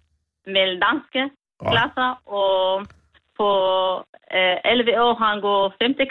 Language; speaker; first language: Danish; non-native, learner; Kurdish